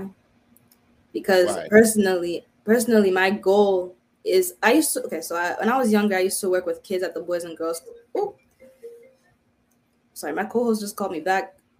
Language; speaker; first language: English; early bilingual, other home language; Haitian Creole